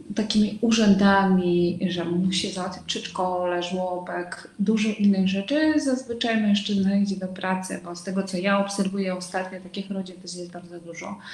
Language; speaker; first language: Polish; non-native, fluent; Uzbek